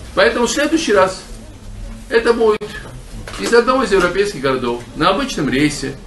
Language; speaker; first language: Russian; non-native, local second language; Georgian